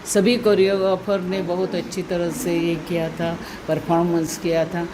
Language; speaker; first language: Hindi; non-native, local second language; Marathi